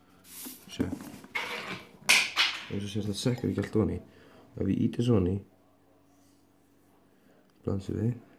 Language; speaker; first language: Icelandic; native; Icelandic